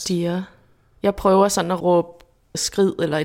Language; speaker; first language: Danish; native; Danish